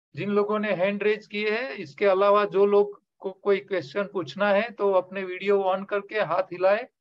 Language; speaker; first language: Hindi; non-native, local second language; Gujarati